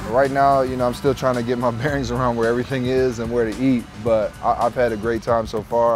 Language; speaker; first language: English; native; English